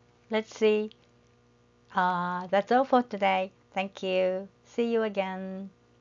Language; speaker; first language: English; non-native, fluent; Japanese